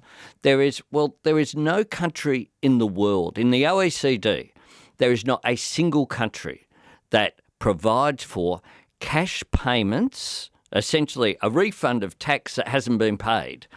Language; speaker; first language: English; native; English